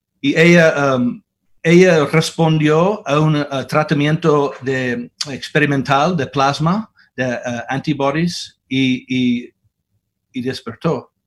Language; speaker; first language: Spanish; non-native, fluent; English